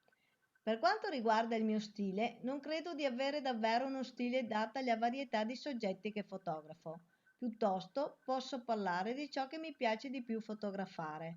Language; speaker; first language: Italian; native; Italian